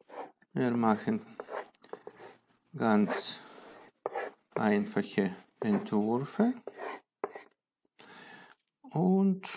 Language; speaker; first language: German; non-native, fluent; Russian